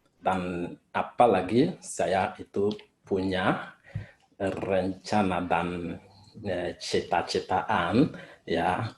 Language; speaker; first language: Indonesian; non-native, fluent; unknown